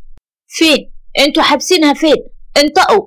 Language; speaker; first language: Arabic; native; Arabic